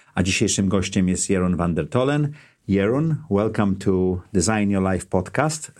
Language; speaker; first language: English; non-native, fluent; Polish